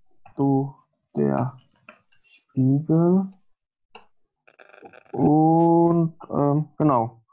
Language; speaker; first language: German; non-native, fluent; Indonesian